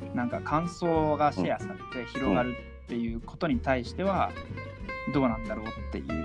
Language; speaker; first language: Japanese; native; Japanese